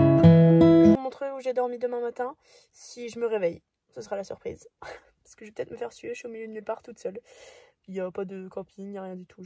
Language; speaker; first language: French; native; French